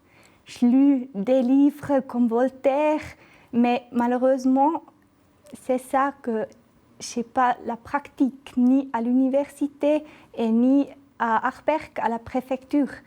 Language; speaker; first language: French; non-native, local second language; German